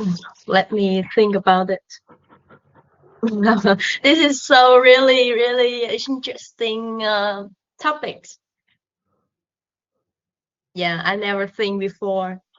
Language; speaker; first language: English; non-native, learner; Vietnamese